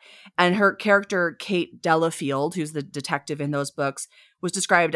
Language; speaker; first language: English; native; English